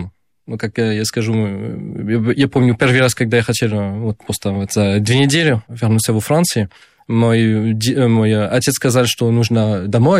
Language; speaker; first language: Russian; non-native, fluent; French